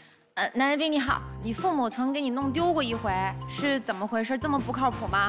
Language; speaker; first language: Chinese; native; Chinese